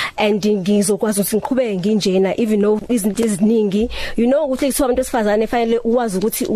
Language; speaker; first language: Zulu; non-native, local second language; Southern Sotho